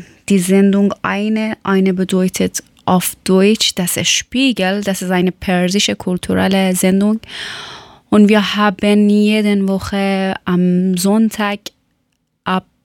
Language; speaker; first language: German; non-native, learner; Persian